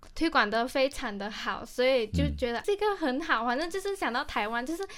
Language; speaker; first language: Chinese; native; Chinese